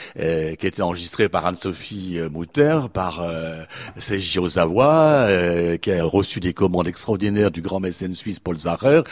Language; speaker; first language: French; native; French